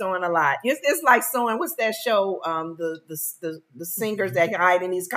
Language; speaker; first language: English; native; English